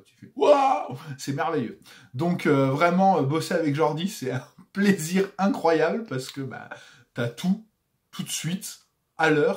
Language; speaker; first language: French; native; French